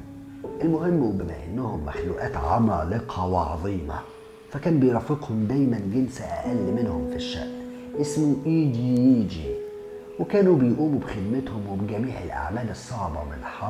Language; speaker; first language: Arabic; native; Arabic